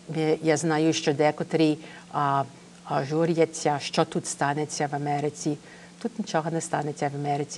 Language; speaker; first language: Ukrainian; early bilingual, heritage; Ukrainian